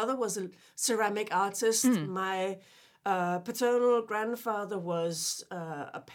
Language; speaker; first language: English; non-native, fluent; Danish